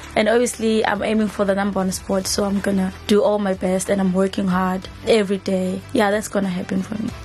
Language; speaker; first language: English; non-native, local second language; Zulu